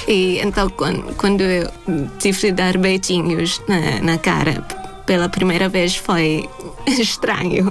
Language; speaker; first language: Portuguese; non-native, fluent; Thai